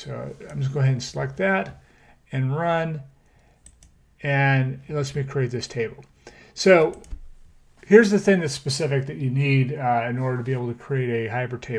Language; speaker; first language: English; native; English